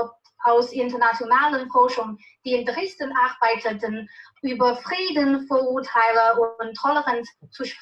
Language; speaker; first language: German; non-native, learner; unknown